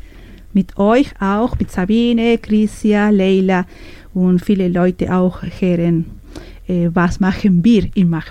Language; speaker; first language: German; non-native, learner; Spanish